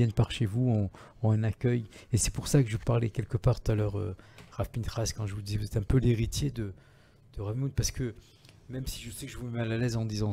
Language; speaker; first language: French; native; French